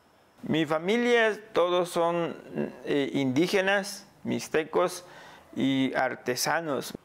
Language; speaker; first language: Spanish; non-native, local second language; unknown